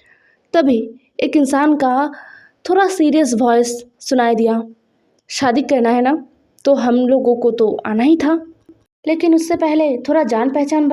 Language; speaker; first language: Hindi; non-native, local second language; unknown